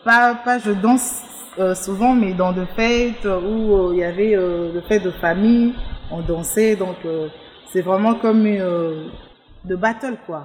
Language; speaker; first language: French; non-native, local second language; Luba-Lulua